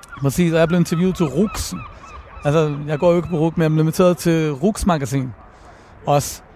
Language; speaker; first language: Danish; early bilingual, other home language; Persian